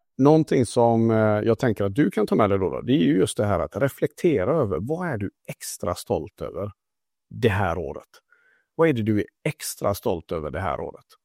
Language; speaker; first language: Swedish; early bilingual, other home language; Italian